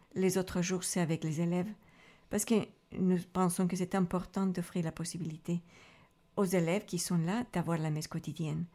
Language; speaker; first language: French; non-native, fluent; Spanish